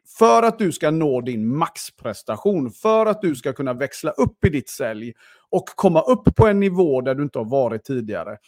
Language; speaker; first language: Swedish; native; Swedish